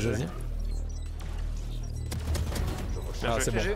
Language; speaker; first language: French; native; French